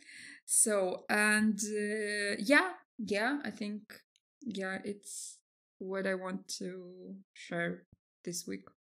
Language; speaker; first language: English; non-native, fluent; Russian